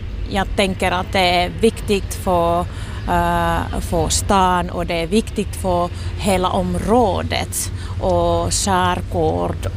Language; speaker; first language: Swedish; non-native, local second language; Finnish